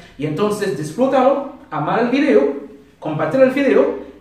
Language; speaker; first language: Spanish; non-native, learner; Haitian Creole